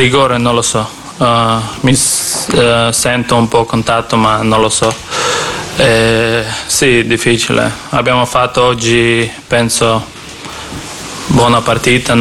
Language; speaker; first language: Italian; non-native, learner; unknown